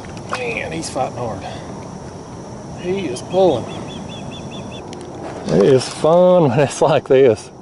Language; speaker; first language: English; native; English